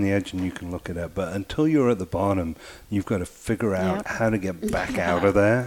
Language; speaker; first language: English; native; English